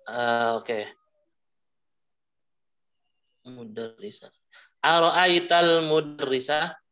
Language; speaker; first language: Arabic; non-native, learner; Indonesian